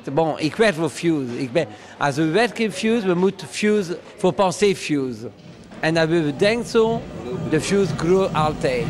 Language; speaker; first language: Dutch; non-native, local second language; French